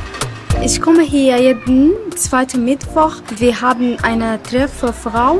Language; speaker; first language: German; non-native, learner; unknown